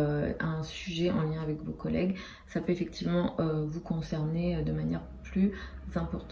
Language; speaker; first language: French; native; French